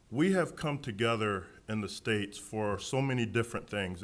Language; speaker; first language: English; native; English